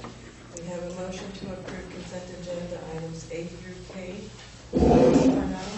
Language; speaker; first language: English; native; English